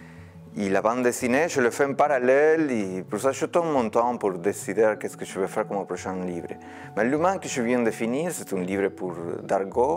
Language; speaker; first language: French; non-native, fluent; Spanish